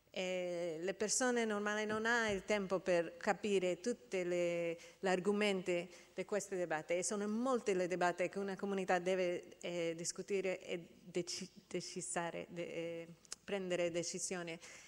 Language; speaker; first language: Italian; non-native, learner; English